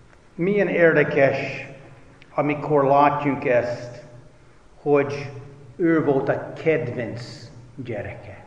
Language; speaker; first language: Hungarian; non-native, fluent; English